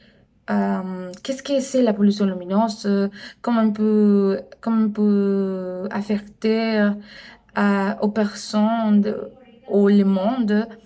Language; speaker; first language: French; non-native, learner; Spanish